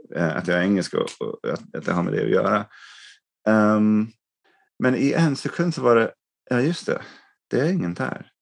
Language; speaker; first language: Swedish; non-native, fluent; English